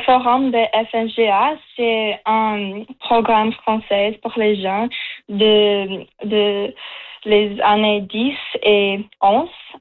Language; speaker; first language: French; non-native, fluent; Russian